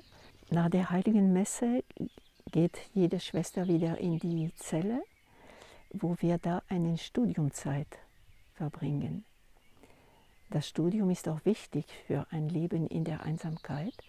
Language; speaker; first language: German; non-native, fluent; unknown